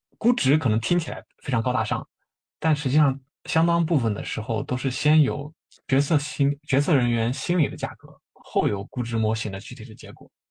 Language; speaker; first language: Chinese; native; Chinese